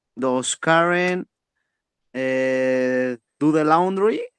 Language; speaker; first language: English; non-native, learner; Spanish